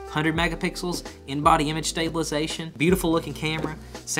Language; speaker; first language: English; native; English